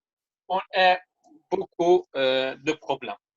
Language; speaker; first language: French; non-native, learner; Kurdish